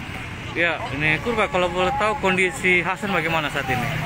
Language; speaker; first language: Indonesian; native; Indonesian